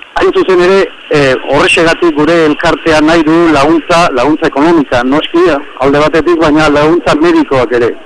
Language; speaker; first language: Basque; native; Basque